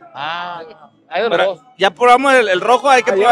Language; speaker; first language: Spanish; native; Spanish